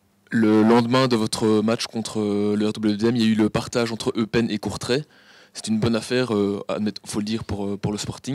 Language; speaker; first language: French; native; French